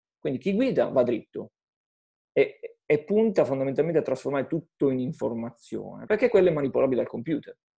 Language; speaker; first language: Italian; native; Italian